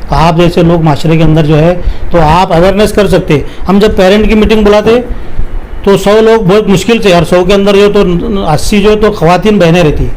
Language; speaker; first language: Hindi; non-native, local second language; Urdu